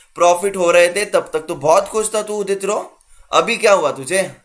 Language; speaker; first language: Hindi; non-native, local second language; Marathi